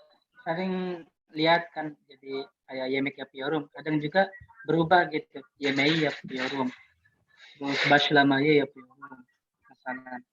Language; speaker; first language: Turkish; non-native, learner; Indonesian